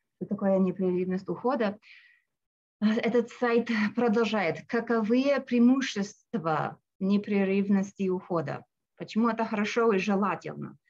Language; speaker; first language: Russian; non-native, fluent; English